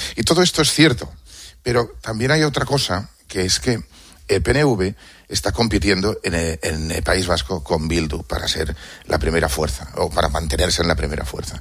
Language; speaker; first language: Spanish; native; Spanish